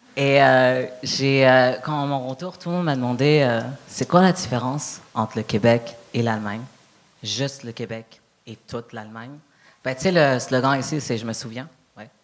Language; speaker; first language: French; native; French